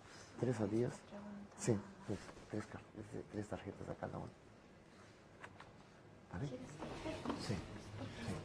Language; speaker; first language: Spanish; non-native, fluent; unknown